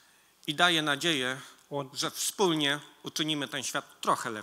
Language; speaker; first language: Polish; native; Polish